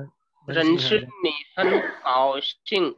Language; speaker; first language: Chinese; non-native, learner; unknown